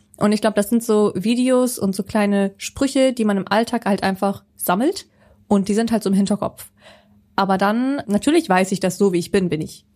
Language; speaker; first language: German; early bilingual, other home language; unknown